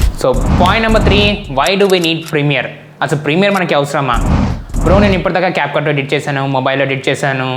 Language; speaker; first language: Telugu; non-native, local second language; Urdu